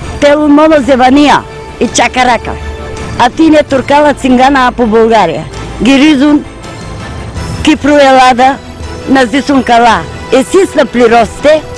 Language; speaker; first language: Greek; non-native, learner; Bulgarian